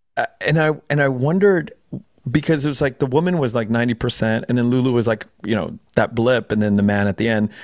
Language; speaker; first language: English; native; English